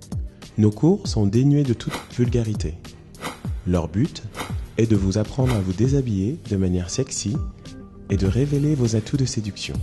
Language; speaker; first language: French; native; French